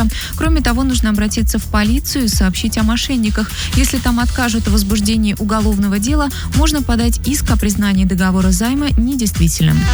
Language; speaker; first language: Russian; native; Russian